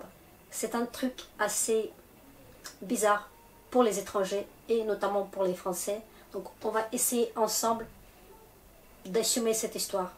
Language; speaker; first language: French; non-native, fluent; Russian